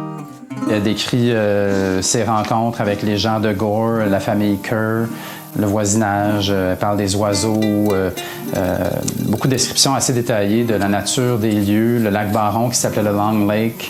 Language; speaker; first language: French; native; French